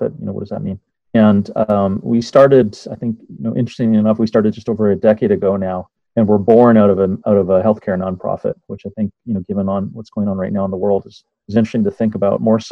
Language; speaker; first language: English; native; English